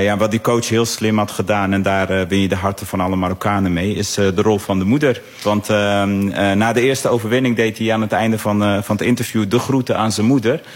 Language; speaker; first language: Dutch; early bilingual, other home language; Arabic